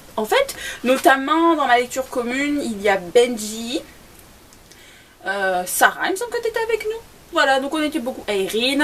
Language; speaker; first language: French; native; French